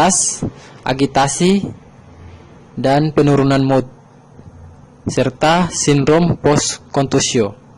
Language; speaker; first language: Indonesian; native; Indonesian